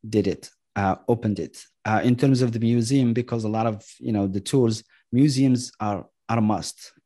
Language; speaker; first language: English; non-native, fluent; Arabic